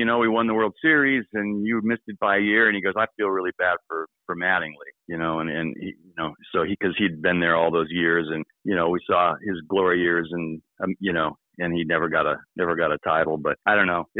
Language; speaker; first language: English; native; English